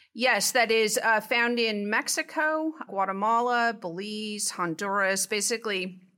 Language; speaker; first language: English; native; English